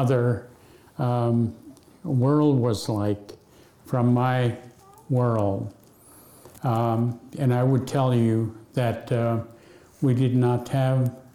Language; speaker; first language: English; early bilingual, other home language; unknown